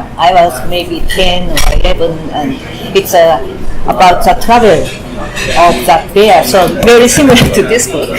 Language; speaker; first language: English; non-native, fluent; Japanese